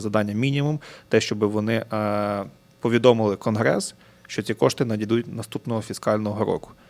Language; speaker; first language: Ukrainian; native; Ukrainian